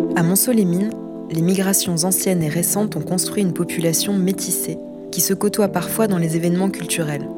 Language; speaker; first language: French; native; French